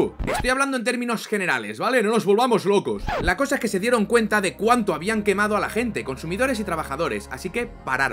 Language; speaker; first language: Spanish; native; Spanish